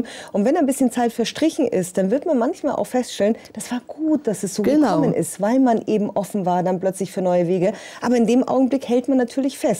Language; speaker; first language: German; native; German